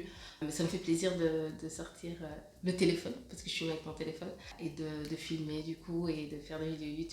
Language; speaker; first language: French; native; French